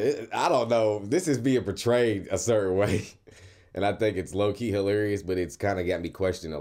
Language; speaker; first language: English; native; English